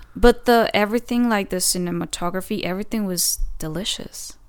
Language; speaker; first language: English; non-native, fluent; Spanish